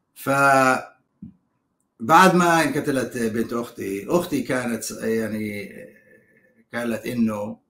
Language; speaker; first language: Arabic; non-native, learner; Hebrew